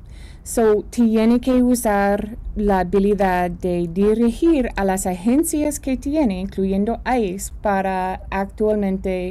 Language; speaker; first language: Spanish; early bilingual, heritage; Spanish